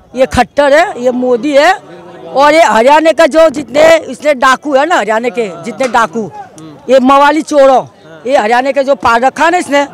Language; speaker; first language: Hindi; non-native, local second language; Gujarati